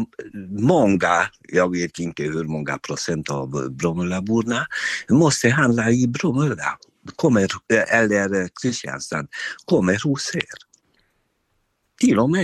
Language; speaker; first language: Swedish; non-native, learner; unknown